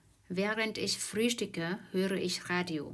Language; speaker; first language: German; non-native, fluent; Vietnamese